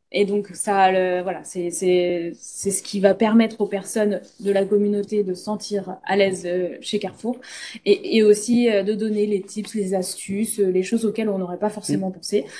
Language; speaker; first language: French; native; French